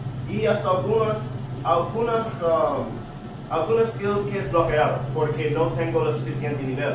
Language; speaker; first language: Spanish; non-native, learner; English